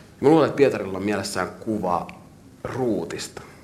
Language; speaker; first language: Finnish; native; Finnish